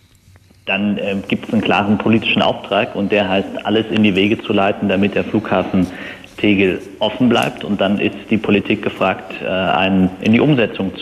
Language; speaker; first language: German; native; German